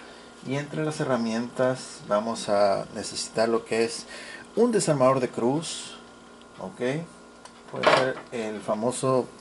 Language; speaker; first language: Spanish; native; Spanish